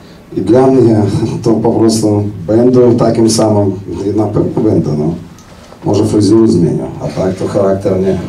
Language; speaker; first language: Polish; non-native, fluent; Russian